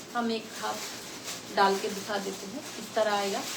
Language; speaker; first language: Hindi; non-native, local second language; Bangla